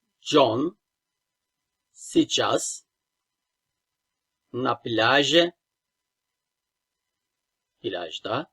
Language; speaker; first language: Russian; non-native, fluent; Turkish